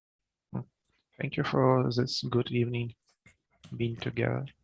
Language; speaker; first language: English; non-native, learner; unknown